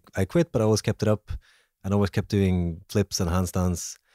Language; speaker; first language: English; non-native, fluent; Swedish